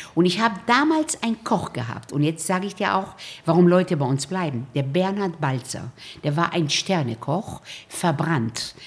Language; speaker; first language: German; early bilingual, other home language; Romanian